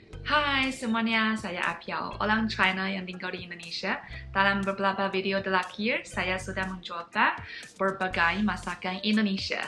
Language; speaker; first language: Indonesian; non-native, fluent; Chinese